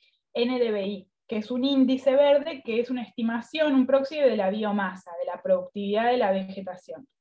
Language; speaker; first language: Spanish; native; Spanish